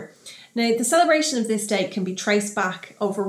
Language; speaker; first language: English; native; English